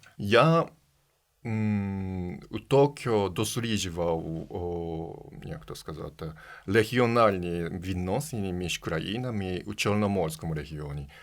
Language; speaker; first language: Ukrainian; non-native, fluent; Japanese